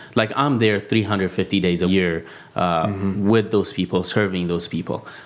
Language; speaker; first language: English; non-native, fluent; Amharic